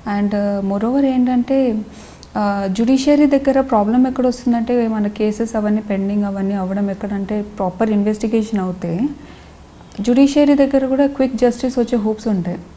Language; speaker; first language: Telugu; non-native, local second language; Lambadi